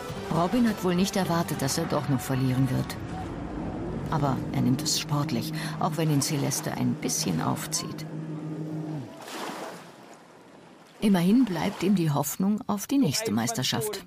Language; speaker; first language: German; native; German